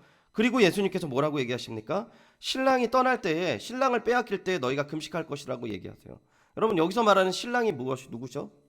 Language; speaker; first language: Korean; native; Korean